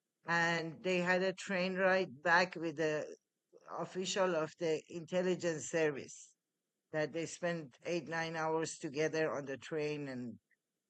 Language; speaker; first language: English; non-native, fluent; Persian